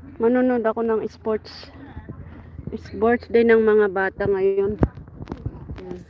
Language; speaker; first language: Filipino; native; Filipino